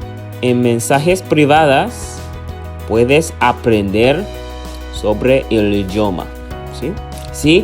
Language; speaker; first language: Spanish; non-native, learner; English